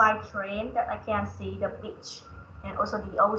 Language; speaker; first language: English; non-native, learner; Vietnamese